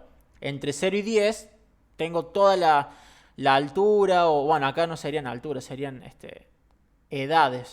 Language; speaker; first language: Spanish; native; Spanish